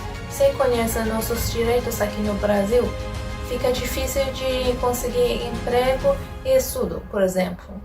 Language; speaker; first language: Portuguese; non-native, fluent; Persian